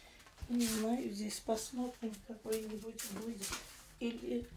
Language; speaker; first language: Russian; non-native, learner; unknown